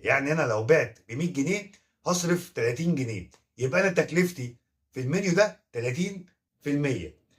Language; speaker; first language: Arabic; native; Arabic